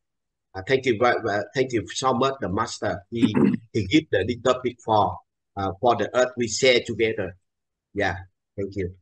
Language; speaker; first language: English; non-native, learner; Vietnamese